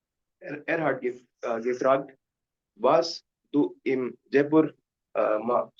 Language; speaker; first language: German; non-native, learner; Hindi